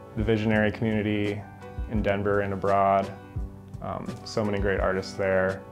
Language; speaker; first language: English; native; English